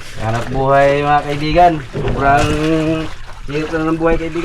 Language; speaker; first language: Filipino; non-native, local second language; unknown